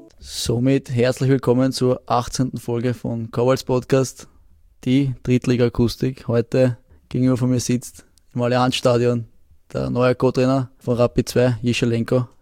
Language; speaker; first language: German; native; German